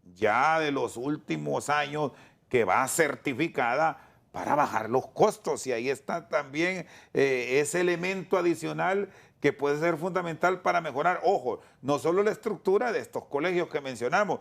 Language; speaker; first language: Spanish; native; Spanish